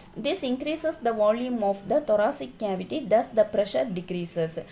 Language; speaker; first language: English; non-native, local second language; Tamil